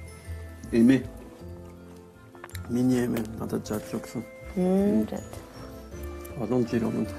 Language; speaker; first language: Mongolian; non-native, learner; French